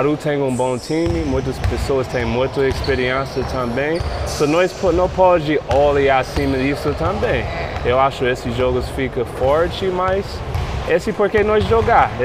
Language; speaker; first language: Portuguese; non-native, learner; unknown